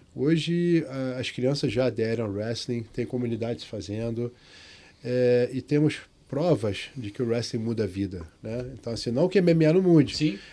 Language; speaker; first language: Portuguese; non-native, fluent; Arabic